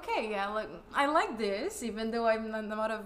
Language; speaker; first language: English; non-native, fluent; Portuguese